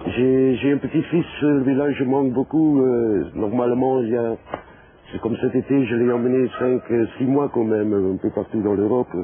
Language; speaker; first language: French; non-native, learner; Dutch